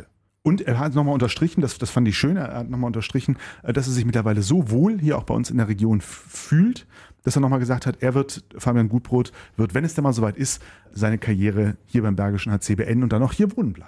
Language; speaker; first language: German; native; German